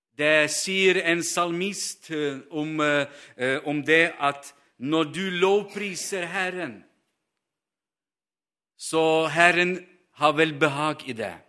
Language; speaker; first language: Norwegian; non-native, fluent; Ukrainian